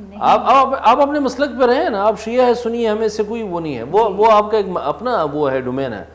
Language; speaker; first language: Urdu; non-native, local second language; Pashto